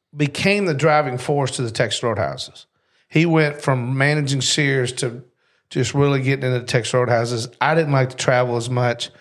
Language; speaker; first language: English; native; English